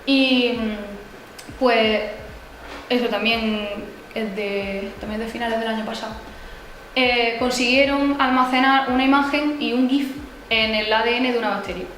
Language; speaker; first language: Spanish; native; Spanish